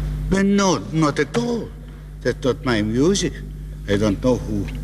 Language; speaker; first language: English; non-native, fluent; Russian